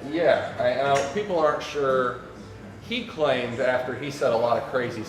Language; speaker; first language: English; native; English